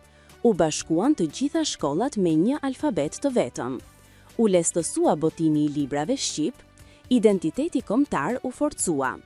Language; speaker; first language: Albanian; native; Albanian